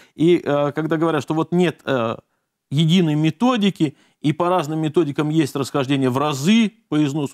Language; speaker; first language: Russian; native; Russian